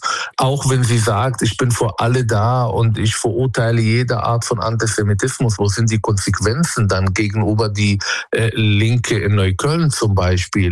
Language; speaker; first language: German; non-native, fluent; Arabic